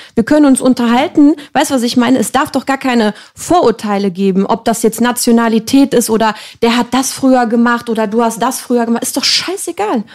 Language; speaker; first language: German; early bilingual, other home language; Polish